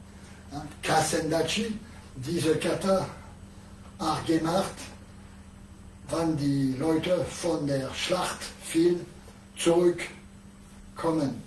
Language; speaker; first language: German; non-native, learner; French